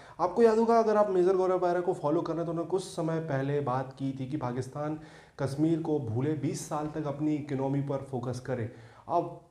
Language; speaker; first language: Hindi; native; Hindi